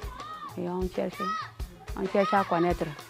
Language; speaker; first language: French; non-native, local second language; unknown